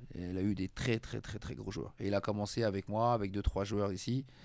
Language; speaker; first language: French; native; French